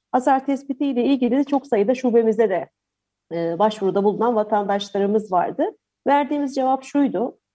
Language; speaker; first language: Turkish; native; Turkish